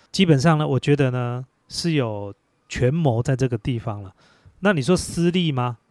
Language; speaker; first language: Chinese; native; Chinese